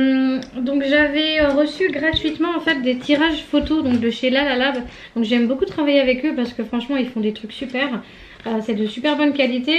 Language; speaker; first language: French; native; French